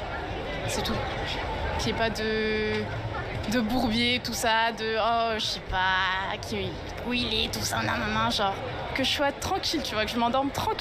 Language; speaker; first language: French; native; French